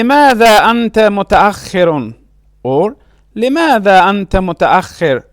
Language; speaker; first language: Arabic; non-native, fluent; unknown